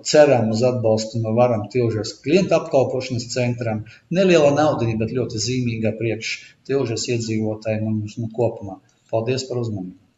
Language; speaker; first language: Latvian; non-native, local second language; Russian